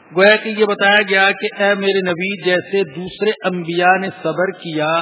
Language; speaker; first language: Urdu; non-native, local second language; Punjabi